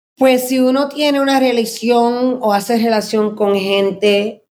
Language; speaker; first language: Spanish; early bilingual, heritage; Spanish